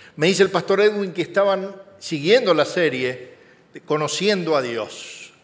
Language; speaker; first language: Spanish; native; Spanish